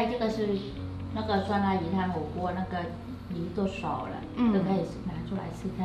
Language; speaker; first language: Chinese; non-native, learner; Vietnamese